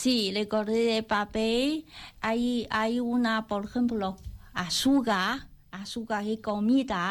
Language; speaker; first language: Spanish; non-native, learner; Chinese